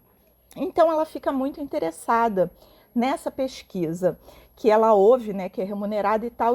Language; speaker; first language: Portuguese; native; Portuguese